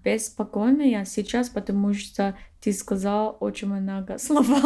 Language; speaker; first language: Russian; non-native, learner; English